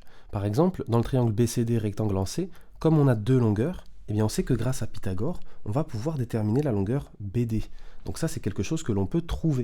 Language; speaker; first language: French; native; French